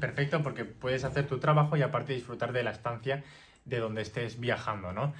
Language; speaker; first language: Spanish; native; Spanish